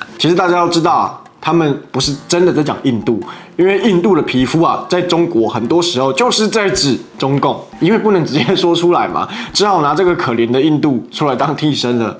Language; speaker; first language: Chinese; native; Chinese